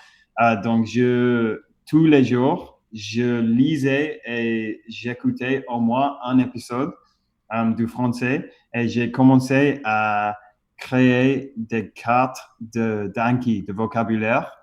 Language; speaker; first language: French; non-native, fluent; English